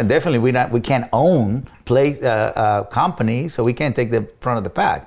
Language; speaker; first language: English; non-native, fluent; Spanish